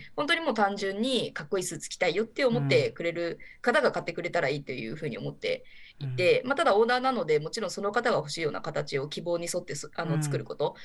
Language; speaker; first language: Japanese; native; Japanese